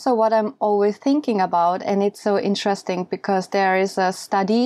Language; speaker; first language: English; non-native, fluent; German